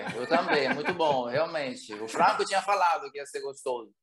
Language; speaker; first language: Portuguese; non-native, fluent; Italian